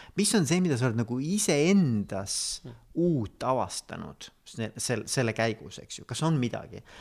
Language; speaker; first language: Estonian; native; Estonian